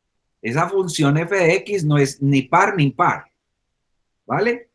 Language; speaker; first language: Spanish; native; Spanish